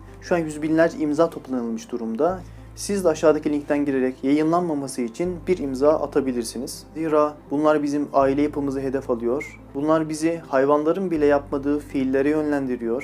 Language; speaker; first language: Turkish; native; Turkish